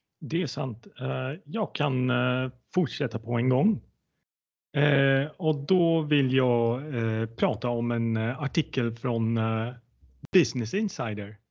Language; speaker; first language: Swedish; non-native, fluent; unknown